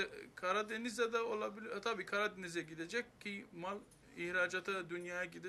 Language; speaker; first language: Turkish; non-native, fluent; Armenian